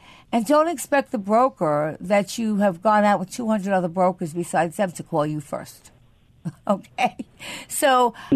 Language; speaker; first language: English; native; English